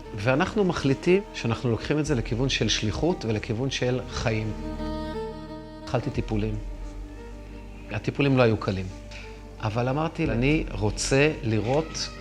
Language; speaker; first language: Hebrew; native; Hebrew